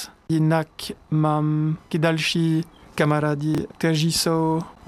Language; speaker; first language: Czech; non-native, learner; French